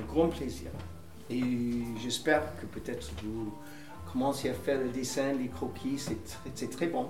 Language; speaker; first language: French; non-native, fluent; English